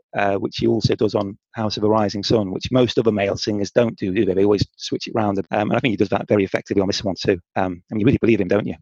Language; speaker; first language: English; native; English